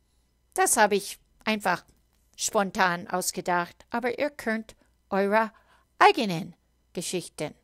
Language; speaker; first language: German; non-native, fluent; English